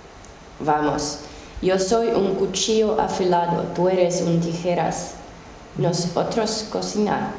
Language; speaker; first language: Spanish; non-native, learner; Finnish